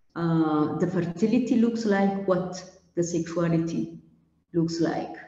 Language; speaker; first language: English; non-native, local second language; Amharic